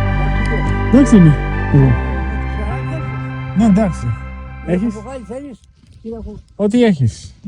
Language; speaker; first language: Greek; early bilingual, heritage; English